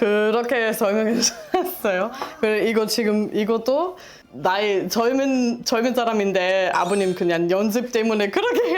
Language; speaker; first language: Korean; non-native, learner; German